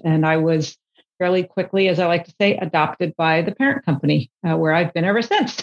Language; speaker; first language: English; native; English